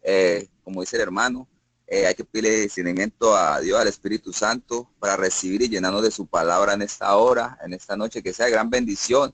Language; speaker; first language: Spanish; native; Spanish